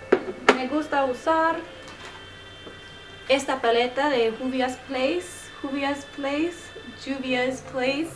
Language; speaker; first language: Spanish; non-native, learner; English